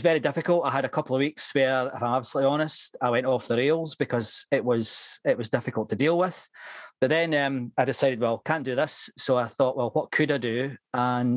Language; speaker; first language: English; native; English